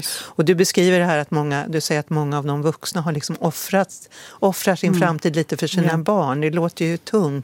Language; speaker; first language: Swedish; native; Swedish